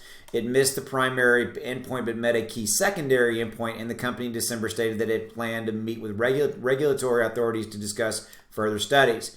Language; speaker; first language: English; native; English